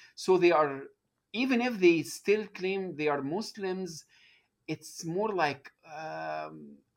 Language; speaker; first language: English; non-native, fluent; Arabic